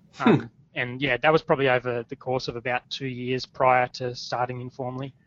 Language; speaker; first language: English; native; English